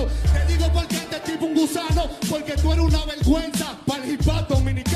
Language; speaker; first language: Spanish; native; Spanish